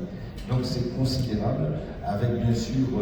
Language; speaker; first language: French; native; French